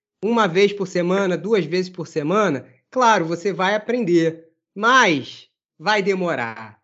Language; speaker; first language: Portuguese; native; Portuguese